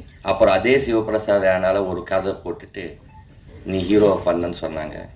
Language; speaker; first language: Tamil; non-native, local second language; Telugu